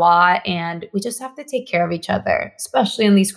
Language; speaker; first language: English; non-native, fluent; Spanish